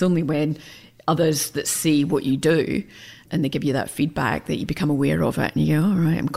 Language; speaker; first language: English; native; English